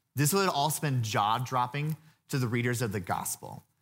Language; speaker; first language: English; native; English